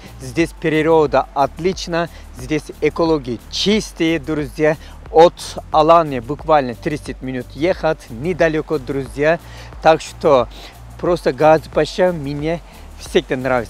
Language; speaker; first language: Russian; non-native, fluent; Turkish